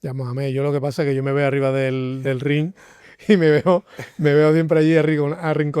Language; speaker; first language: Spanish; native; Spanish